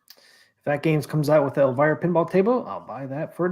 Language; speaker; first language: English; native; English